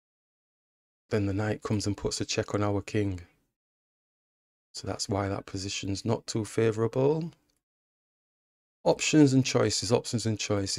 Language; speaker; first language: English; native; English